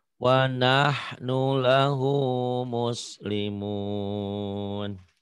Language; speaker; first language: Indonesian; non-native, local second language; Sundanese